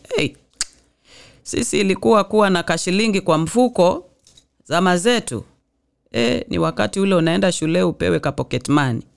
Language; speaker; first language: English; non-native, local second language; Swahili